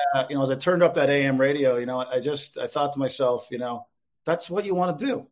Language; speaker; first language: English; native; English